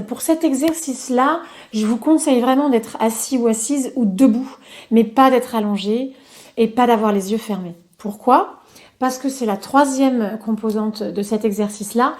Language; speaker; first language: French; native; French